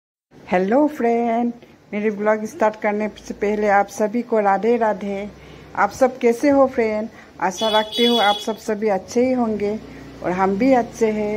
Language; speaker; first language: Hindi; non-native, local second language; Bangla